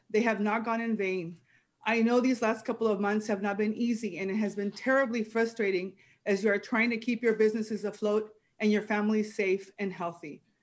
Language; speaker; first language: English; non-native, fluent; Spanish